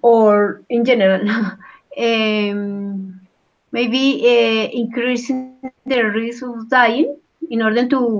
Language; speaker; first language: English; non-native, learner; Spanish